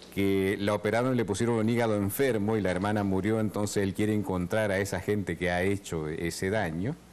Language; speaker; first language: Spanish; native; Spanish